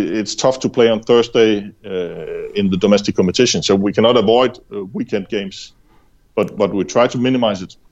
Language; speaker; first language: English; non-native, fluent; Danish